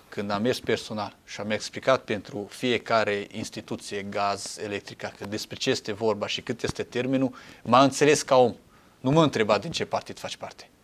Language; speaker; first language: Romanian; non-native, local second language; Hungarian